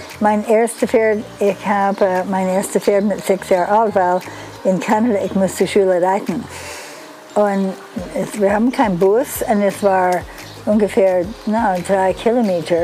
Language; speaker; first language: German; non-native, learner; English